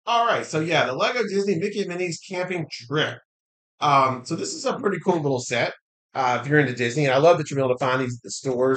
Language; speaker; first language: English; native; English